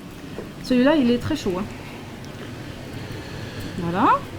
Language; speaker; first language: French; native; French